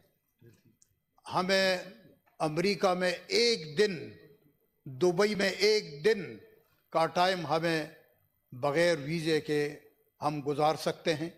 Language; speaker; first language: Urdu; non-native, local second language; Pashto